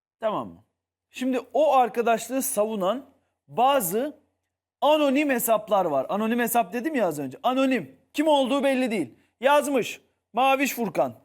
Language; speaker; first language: Turkish; native; Turkish